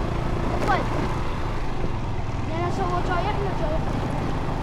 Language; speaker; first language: Arabic; native; Arabic